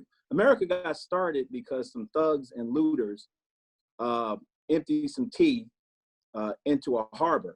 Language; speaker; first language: English; native; English